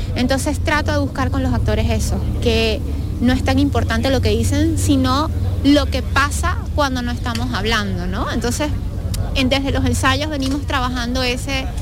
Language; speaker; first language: Spanish; native; Spanish